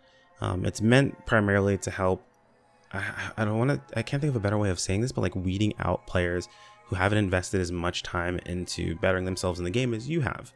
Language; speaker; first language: English; native; English